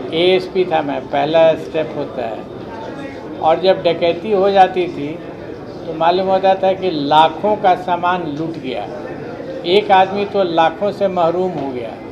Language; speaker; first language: Hindi; native; Hindi